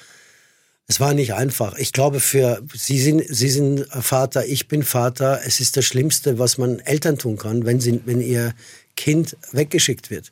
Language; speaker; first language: German; non-native, fluent; Persian